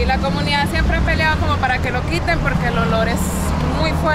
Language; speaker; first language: Spanish; native; Spanish